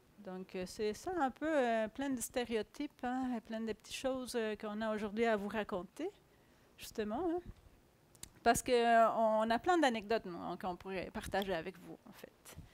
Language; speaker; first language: French; non-native, fluent; Spanish